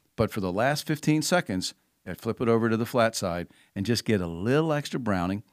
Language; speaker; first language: English; native; English